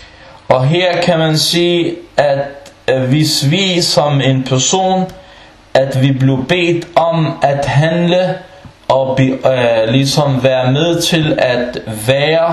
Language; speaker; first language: Danish; early bilingual, other home language; Arabic